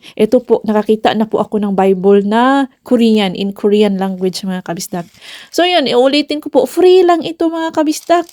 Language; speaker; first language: Filipino; non-native, local second language; Cebuano